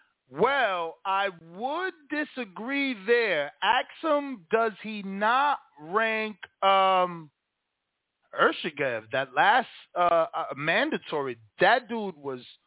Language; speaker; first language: English; early bilingual, other home language; Spanish